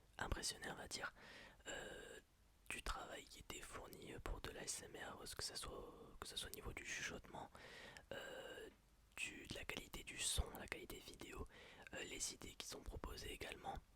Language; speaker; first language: French; native; French